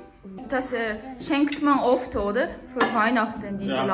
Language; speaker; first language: German; non-native, learner; Japanese